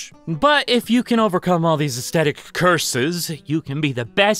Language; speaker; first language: English; native; English